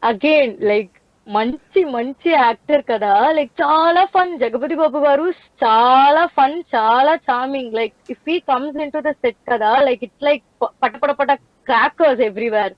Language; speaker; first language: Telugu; non-native, learner; Tamil